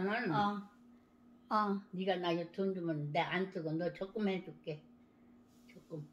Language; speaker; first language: Korean; native; Korean